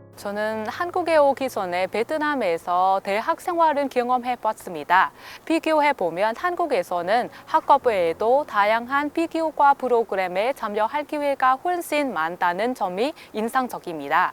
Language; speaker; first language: Korean; non-native, fluent; Vietnamese